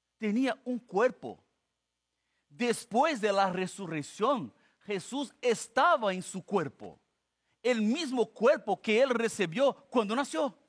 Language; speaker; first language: Spanish; non-native, fluent; Portuguese